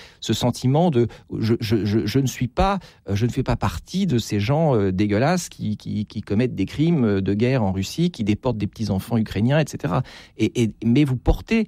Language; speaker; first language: French; native; French